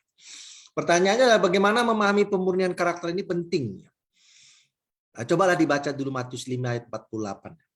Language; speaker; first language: Indonesian; native; Indonesian